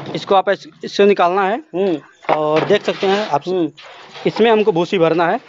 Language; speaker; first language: Hindi; native; Hindi